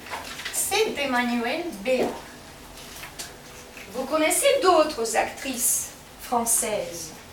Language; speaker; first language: French; non-native, fluent; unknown